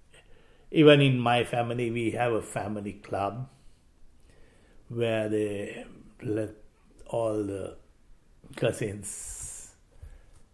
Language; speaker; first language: English; non-native, local second language; Sinhala